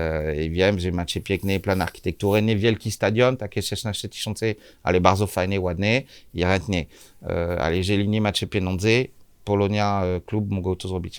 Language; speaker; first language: Polish; non-native, learner; French